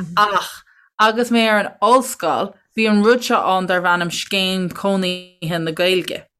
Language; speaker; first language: Irish; native; Irish